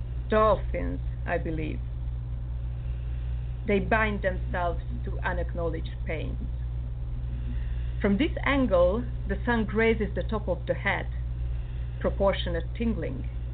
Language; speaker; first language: English; non-native, fluent; Hungarian